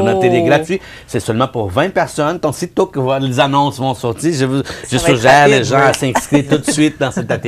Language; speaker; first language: French; non-native, fluent; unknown